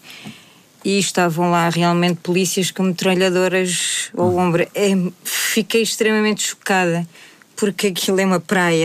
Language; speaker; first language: Portuguese; native; Portuguese